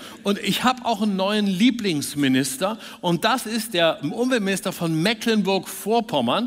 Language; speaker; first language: German; native; German